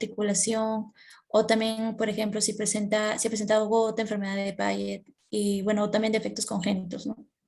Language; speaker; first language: Spanish; native; Spanish